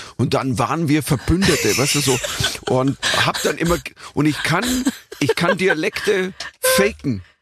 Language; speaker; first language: German; native; German